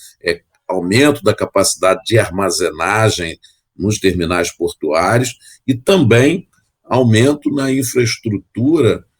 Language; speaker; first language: Portuguese; native; Portuguese